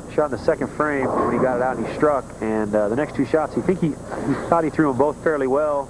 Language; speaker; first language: English; native; English